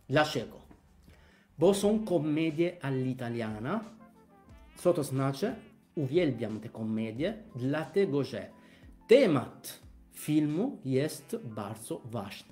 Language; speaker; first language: Polish; non-native, fluent; Italian